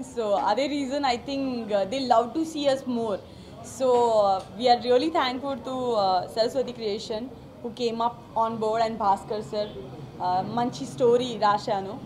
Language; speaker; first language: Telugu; non-native, learner; Gujarati